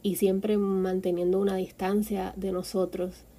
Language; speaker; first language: Spanish; native; Spanish